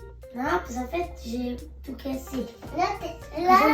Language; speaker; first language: French; early bilingual, other home language; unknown